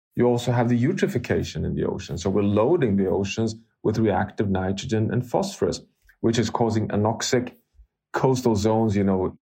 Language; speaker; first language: English; non-native, fluent; Swedish